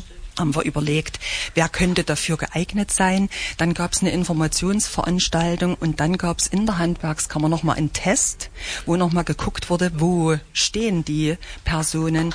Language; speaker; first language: German; native; German